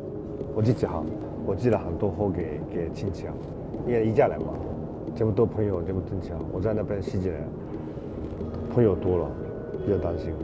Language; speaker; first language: Chinese; non-native, fluent; Japanese